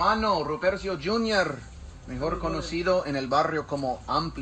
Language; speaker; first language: Spanish; non-native, fluent; English